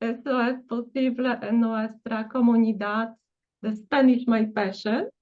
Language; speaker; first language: Spanish; non-native, fluent; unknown